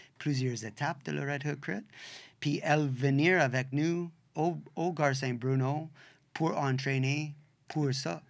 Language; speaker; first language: French; non-native, local second language; English